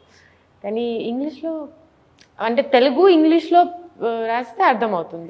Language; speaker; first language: Telugu; non-native, fluent; Bangla